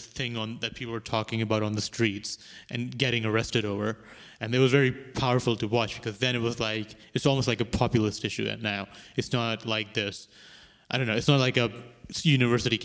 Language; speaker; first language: English; non-native, local second language; Urdu